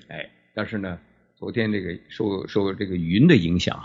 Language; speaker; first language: Chinese; native; Chinese